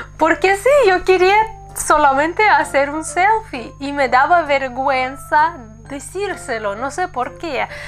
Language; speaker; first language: Spanish; non-native, fluent; Russian